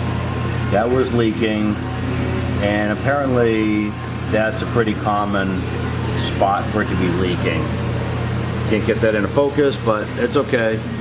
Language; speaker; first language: English; native; English